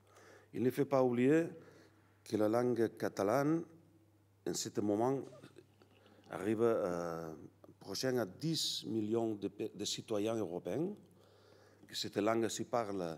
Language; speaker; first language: French; non-native, learner; Catalan